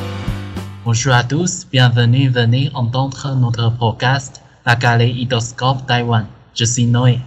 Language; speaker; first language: French; non-native, learner; Chinese